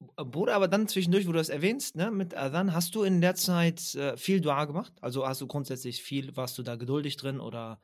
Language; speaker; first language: German; early bilingual, other home language; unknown